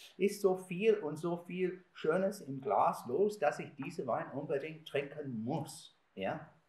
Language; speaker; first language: German; non-native, fluent; English